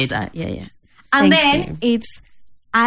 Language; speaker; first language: English; non-native, fluent; Spanish